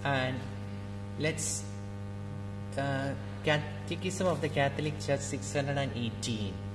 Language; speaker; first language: English; non-native, local second language; Malayalam